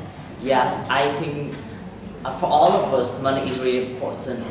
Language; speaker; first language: English; non-native, learner; Vietnamese